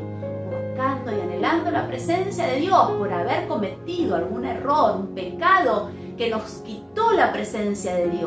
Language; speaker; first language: Spanish; native; Spanish